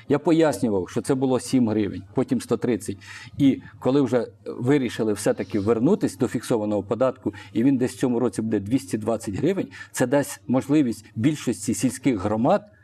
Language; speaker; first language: Ukrainian; non-native, local second language; Russian